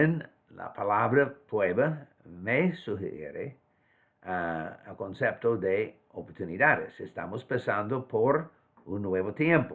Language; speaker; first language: Spanish; non-native, fluent; English